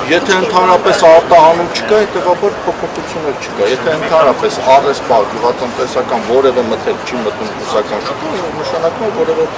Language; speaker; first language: Armenian; native; Armenian